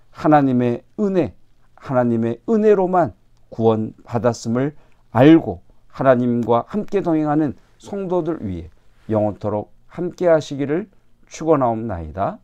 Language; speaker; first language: Korean; native; Korean